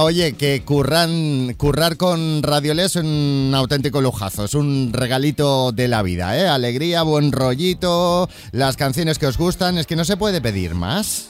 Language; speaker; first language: Spanish; native; Spanish